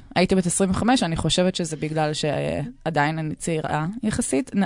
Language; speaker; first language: Hebrew; native; Hebrew